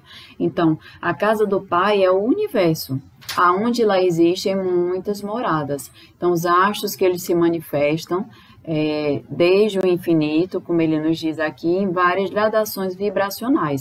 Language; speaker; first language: Portuguese; native; Portuguese